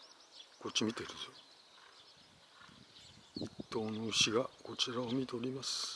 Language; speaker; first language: Japanese; native; Japanese